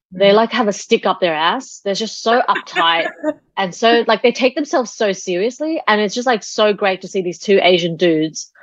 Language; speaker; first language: English; early bilingual, other home language; Chinese